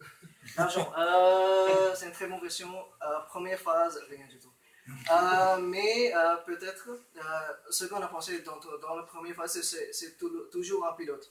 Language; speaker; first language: French; non-native, fluent; Romanian